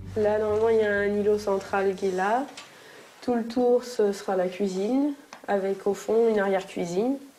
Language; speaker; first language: French; native; French